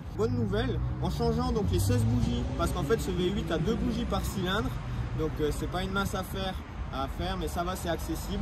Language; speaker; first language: French; native; French